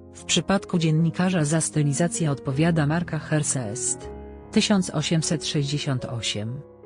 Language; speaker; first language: Polish; native; Polish